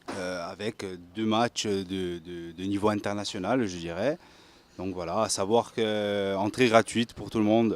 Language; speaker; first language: French; native; French